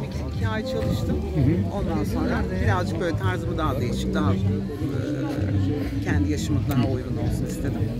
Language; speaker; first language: Turkish; native; Turkish